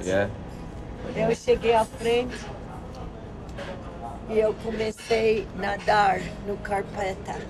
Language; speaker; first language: Portuguese; non-native, learner; English